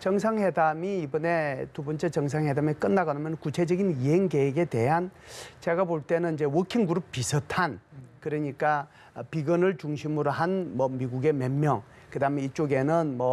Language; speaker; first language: Korean; native; Korean